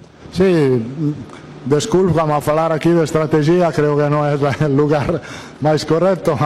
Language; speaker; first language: Portuguese; non-native, learner; Italian